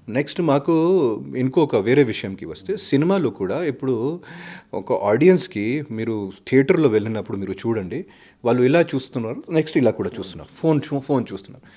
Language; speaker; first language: Telugu; non-native, fluent; Hindi